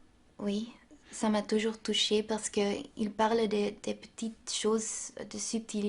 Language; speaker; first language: French; non-native, local second language; Dutch